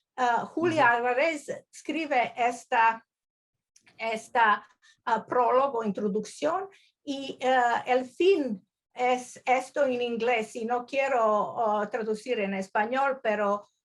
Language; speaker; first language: Spanish; non-native, learner; Croatian